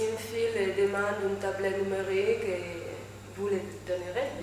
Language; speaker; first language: French; non-native, fluent; Spanish